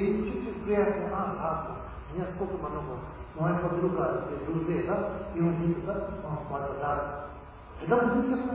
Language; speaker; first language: Russian; non-native, learner; Tibetan